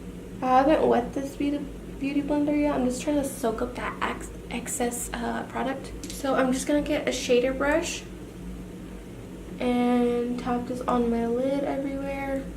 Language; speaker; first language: English; native; English